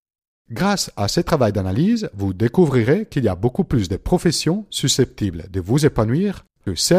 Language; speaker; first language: French; non-native, fluent; Italian